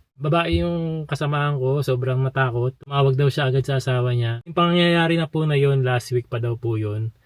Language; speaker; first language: Filipino; native; Filipino